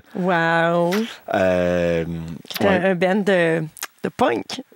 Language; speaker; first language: French; native; French